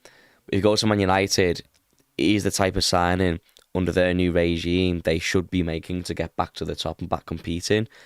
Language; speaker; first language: English; native; English